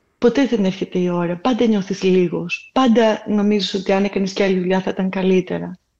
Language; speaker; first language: Greek; native; Greek